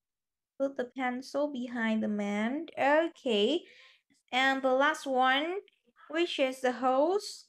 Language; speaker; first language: English; non-native, fluent; Vietnamese